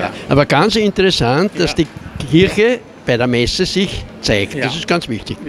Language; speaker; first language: German; native; German